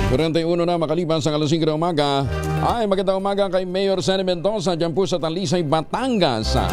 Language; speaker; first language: Filipino; native; Filipino